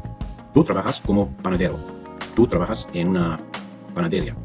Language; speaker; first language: Spanish; non-native, learner; English